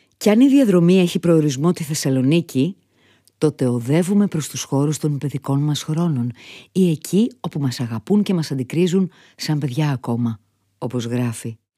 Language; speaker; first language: Greek; native; Greek